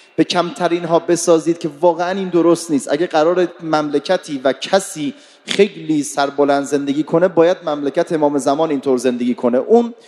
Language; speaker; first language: Persian; native; Persian